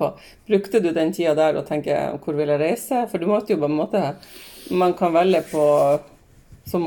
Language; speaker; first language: Norwegian; native; Norwegian